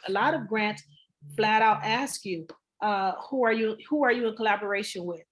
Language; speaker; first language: English; native; English